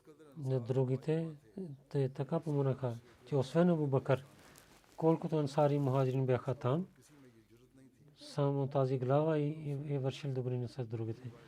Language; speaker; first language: Bulgarian; non-native, learner; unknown